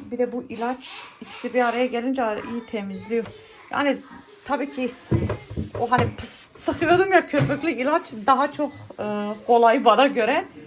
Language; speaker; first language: Turkish; early bilingual, heritage; Turkish